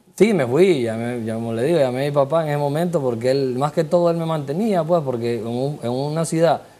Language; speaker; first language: Spanish; native; Spanish